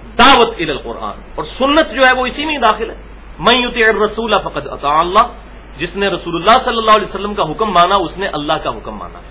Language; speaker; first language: Urdu; non-native, local second language; Punjabi